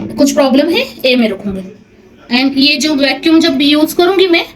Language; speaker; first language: Hindi; non-native, local second language; Marathi